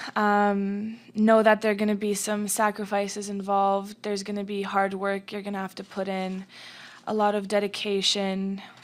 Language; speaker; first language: English; early bilingual, other home language; Romanian